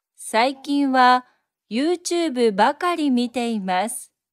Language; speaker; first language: Japanese; native; Japanese